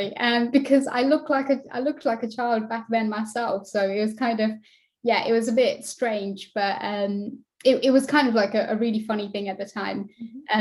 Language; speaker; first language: English; native; English